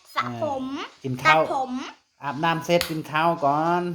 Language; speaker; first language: Thai; non-native, fluent; Khmer